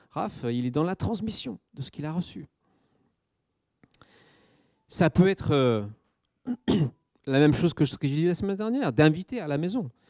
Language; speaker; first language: French; native; French